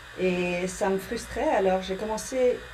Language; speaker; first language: French; early bilingual, heritage; English